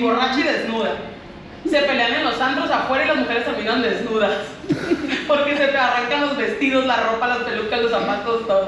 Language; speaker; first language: Spanish; native; Spanish